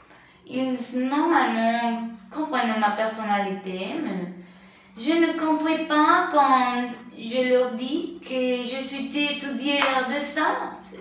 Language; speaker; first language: French; non-native, learner; Spanish